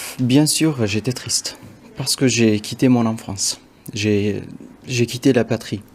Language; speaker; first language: French; non-native, fluent; Arabic